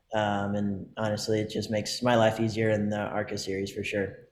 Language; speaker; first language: English; native; English